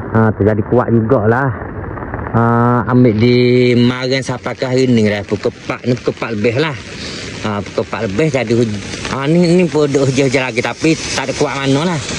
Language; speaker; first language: Malay; native; Malay